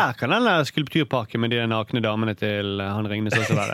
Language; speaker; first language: Norwegian; native; Norwegian